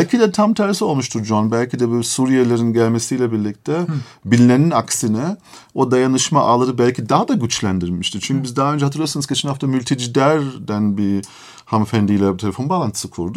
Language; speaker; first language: Turkish; native; Turkish